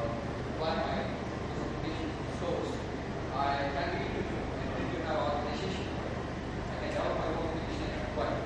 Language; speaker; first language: English; non-native, learner; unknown